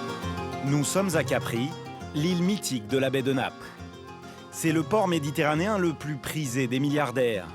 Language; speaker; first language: French; native; French